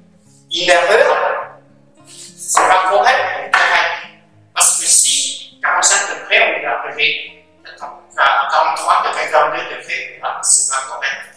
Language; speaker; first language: French; non-native, learner; Chinese